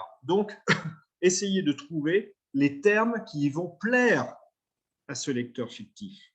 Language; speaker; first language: French; native; French